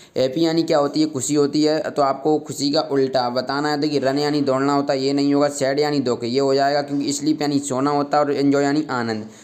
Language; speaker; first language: Hindi; native; Hindi